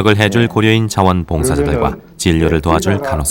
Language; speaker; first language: Korean; native; Korean